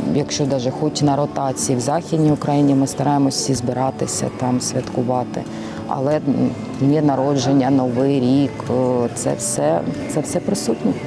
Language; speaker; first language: Ukrainian; native; Ukrainian